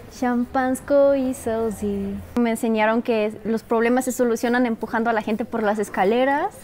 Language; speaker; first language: Spanish; non-native, fluent; Bulgarian